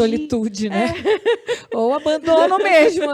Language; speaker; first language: Portuguese; native; Portuguese